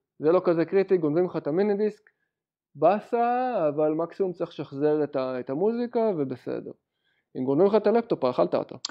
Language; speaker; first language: Hebrew; native; Hebrew